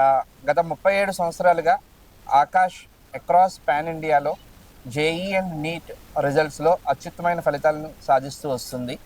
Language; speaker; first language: Telugu; native; Telugu